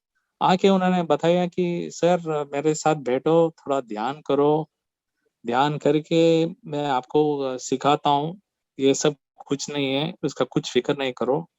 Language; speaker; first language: Hindi; non-native, local second language; Kannada